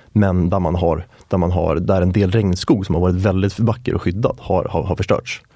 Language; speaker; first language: Swedish; native; Swedish